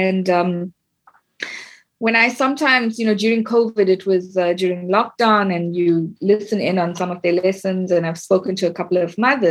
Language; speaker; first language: English; native; English